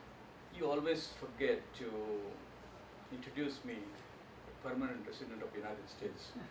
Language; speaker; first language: English; non-native, local second language; Gujarati